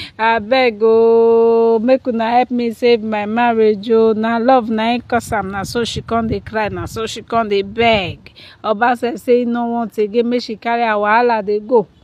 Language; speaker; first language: Nigerian Pidgin; non-native, local second language; Yoruba